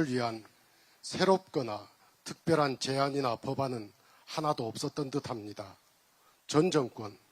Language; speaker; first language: Korean; native; Korean